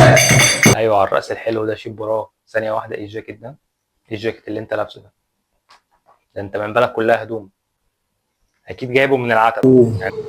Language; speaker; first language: Arabic; native; Arabic